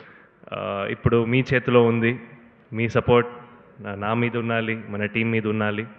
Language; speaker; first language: Telugu; non-native, learner; Kannada